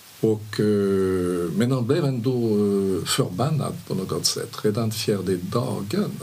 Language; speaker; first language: Swedish; non-native, fluent; French